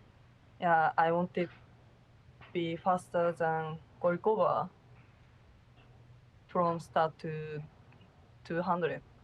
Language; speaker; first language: English; non-native, learner; Japanese